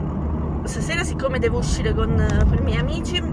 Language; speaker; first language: Italian; native; Italian